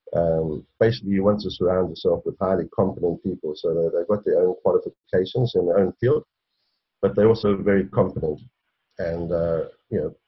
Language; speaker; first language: English; native; English